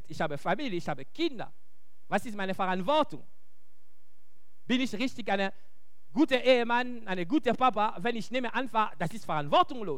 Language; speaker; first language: German; non-native, local second language; French